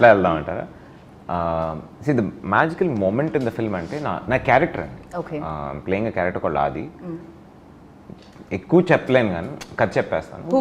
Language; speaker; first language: Telugu; native; Telugu